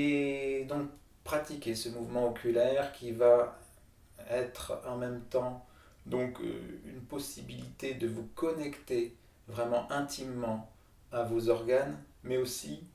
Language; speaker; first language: French; native; French